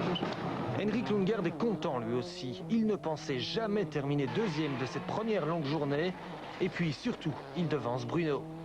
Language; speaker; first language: French; native; French